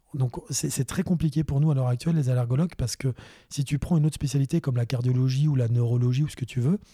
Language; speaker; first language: French; native; French